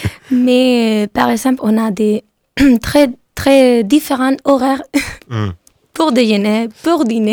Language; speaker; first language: French; non-native, fluent; Spanish